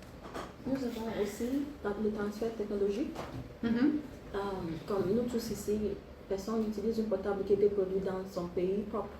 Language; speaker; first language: French; non-native, learner; English